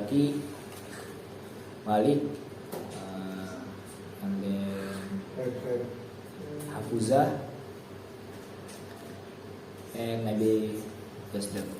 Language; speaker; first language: English; non-native, learner; Indonesian